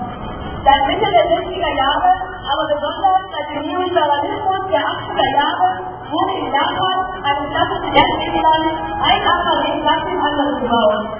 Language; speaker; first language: German; native; German